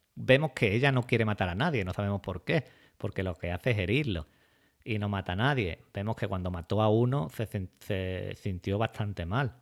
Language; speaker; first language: Spanish; native; Spanish